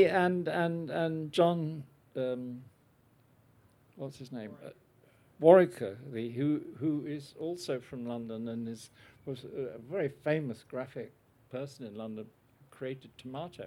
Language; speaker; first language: English; native; English